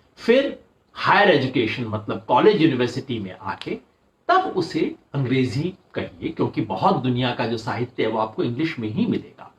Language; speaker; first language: Hindi; native; Hindi